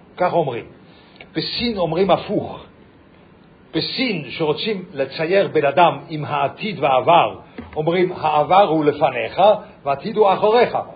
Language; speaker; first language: Hebrew; non-native, fluent; English